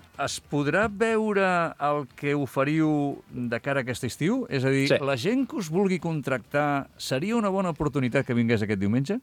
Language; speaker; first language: Catalan; native; Catalan